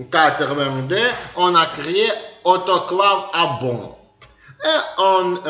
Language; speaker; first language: French; non-native, learner; Ukrainian